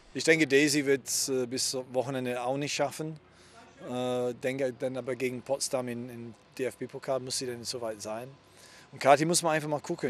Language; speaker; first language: German; non-native, fluent; English